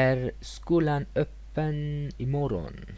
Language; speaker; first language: Swedish; non-native, fluent; Mongolian